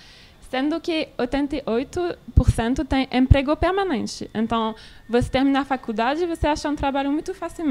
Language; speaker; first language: Portuguese; non-native, learner; French